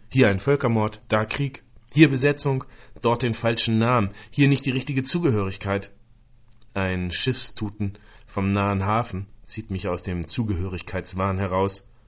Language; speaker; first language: German; native; German